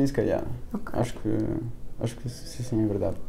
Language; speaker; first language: Portuguese; early bilingual, heritage; French